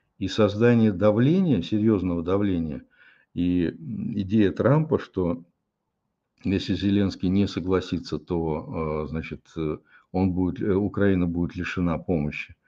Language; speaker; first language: Russian; native; Russian